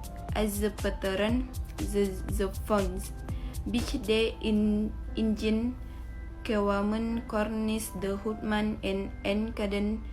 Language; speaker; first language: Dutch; non-native, learner; Indonesian